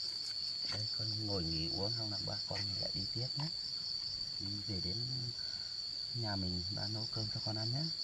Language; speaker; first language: Vietnamese; native; Vietnamese